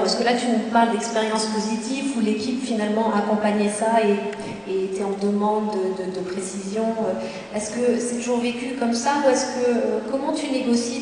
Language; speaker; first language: French; native; French